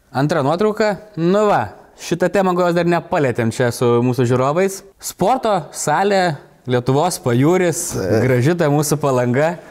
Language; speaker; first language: Lithuanian; native; Lithuanian